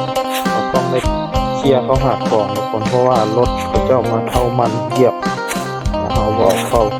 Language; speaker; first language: Thai; non-native, local second language; Lao